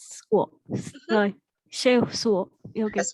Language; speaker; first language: Polish; non-native, learner; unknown